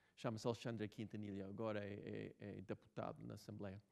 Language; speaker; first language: Portuguese; non-native, fluent; English